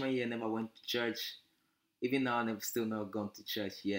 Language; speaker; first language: English; native; English